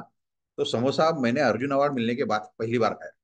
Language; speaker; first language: Hindi; non-native, local second language; Marathi